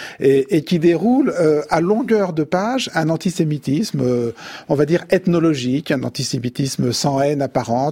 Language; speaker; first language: French; native; French